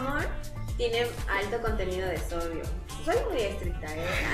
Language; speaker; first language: Spanish; native; Spanish